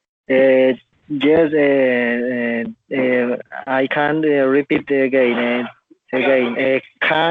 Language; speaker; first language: English; non-native, learner; Spanish